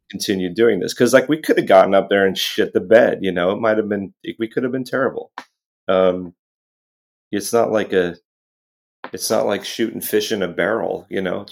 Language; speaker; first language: English; native; English